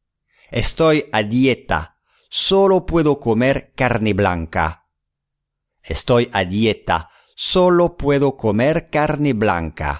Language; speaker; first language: Spanish; non-native, fluent; English